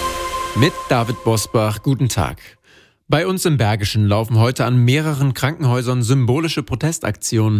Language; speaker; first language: German; native; German